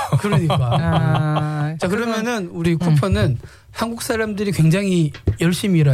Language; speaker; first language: Korean; native; Korean